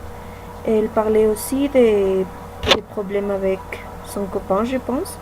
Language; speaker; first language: French; non-native, learner; Spanish